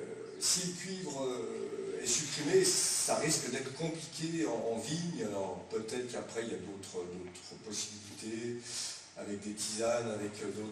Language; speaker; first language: French; native; French